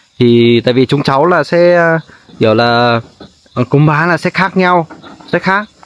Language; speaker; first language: Vietnamese; non-native, local second language; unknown